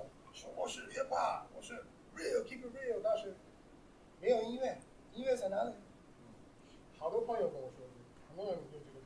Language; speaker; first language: Chinese; non-native, learner; English